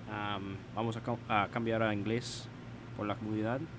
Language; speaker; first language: Spanish; non-native, learner; English